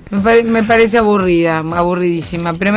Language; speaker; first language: Spanish; native; Spanish